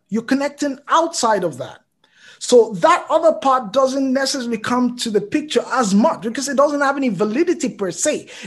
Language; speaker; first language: English; non-native, local second language; Yoruba